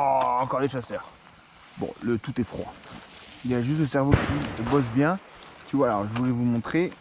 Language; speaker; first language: French; native; French